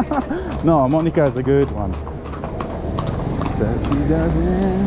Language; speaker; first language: English; non-native, fluent; German